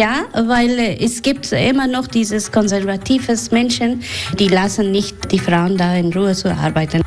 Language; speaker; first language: German; non-native, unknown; Persian